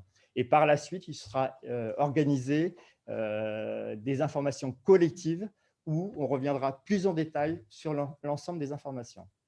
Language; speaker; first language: French; native; French